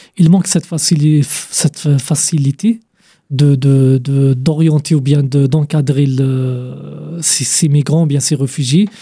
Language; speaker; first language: French; non-native, fluent; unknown